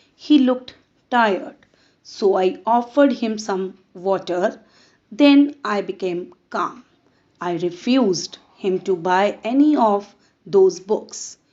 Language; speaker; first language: English; non-native, local second language; Punjabi